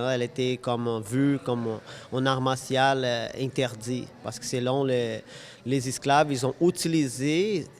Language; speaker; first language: French; non-native, fluent; Portuguese